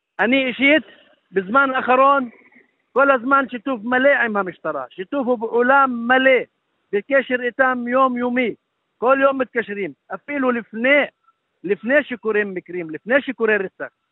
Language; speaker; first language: Hebrew; non-native, local second language; Arabic